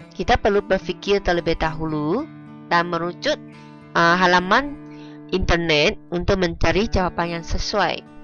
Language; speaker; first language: Malay; non-native, local second language; Chinese